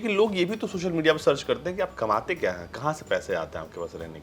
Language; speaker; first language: Hindi; native; Hindi